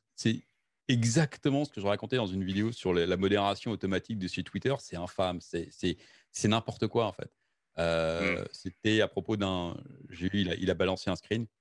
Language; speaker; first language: French; native; French